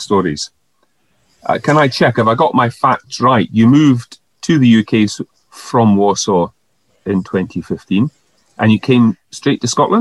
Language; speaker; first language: English; native; English